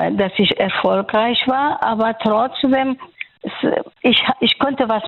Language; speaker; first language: German; non-native, fluent; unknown